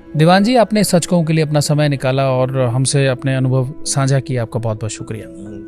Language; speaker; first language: Hindi; native; Hindi